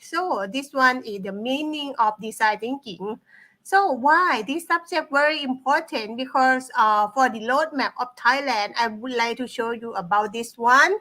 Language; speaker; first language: English; non-native, learner; Thai